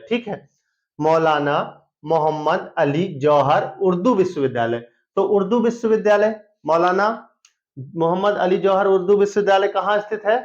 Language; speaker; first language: Hindi; native; Hindi